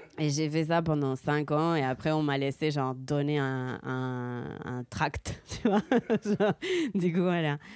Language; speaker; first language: French; early bilingual, heritage; Spanish